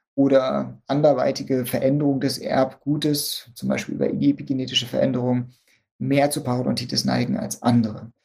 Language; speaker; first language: German; native; German